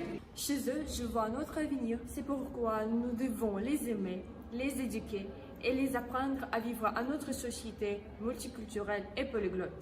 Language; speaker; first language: French; non-native, fluent; Russian